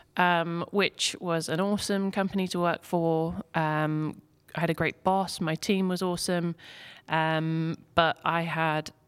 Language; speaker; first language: English; native; English